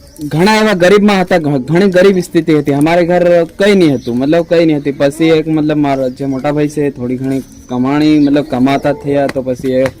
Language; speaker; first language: Gujarati; non-native, local second language; Bhili